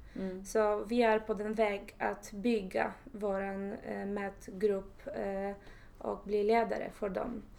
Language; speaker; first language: Swedish; non-native, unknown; Polish